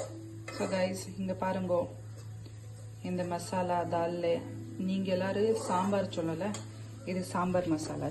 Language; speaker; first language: Tamil; non-native, local second language; Urdu